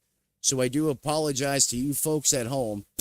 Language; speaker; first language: English; native; English